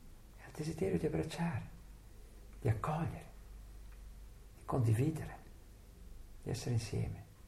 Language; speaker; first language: Italian; native; Italian